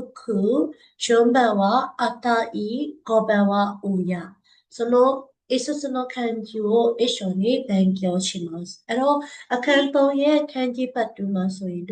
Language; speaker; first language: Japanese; non-native, fluent; Burmese